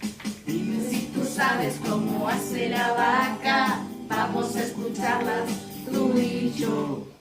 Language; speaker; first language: Spanish; native; Spanish